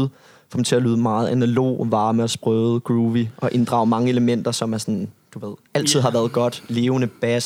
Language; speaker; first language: Danish; native; Danish